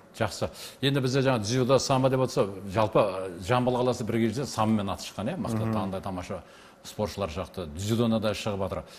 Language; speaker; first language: Kazakh; native; Kazakh